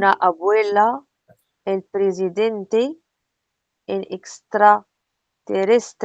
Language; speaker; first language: Spanish; non-native, learner; Arabic